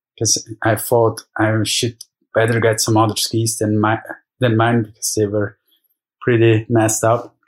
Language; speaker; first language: English; non-native, fluent; German